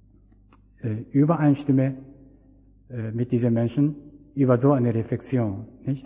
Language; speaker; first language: German; non-native, fluent; Japanese